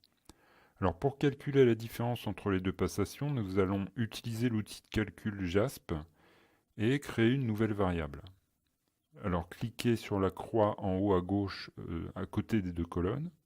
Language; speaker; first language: French; native; French